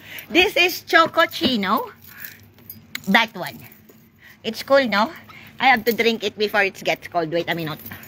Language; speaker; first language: English; non-native, local second language; Filipino